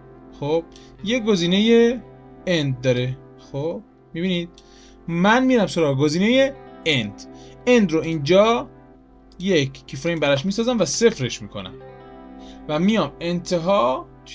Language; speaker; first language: Persian; native; Persian